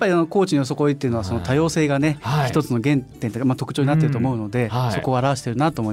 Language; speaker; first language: Japanese; native; Japanese